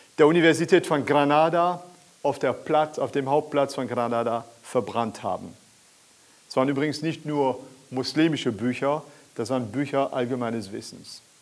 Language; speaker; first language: German; non-native, fluent; French